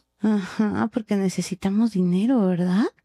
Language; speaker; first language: Spanish; native; Spanish